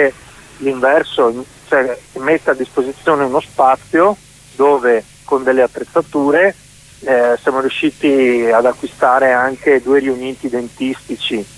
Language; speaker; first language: Italian; native; Italian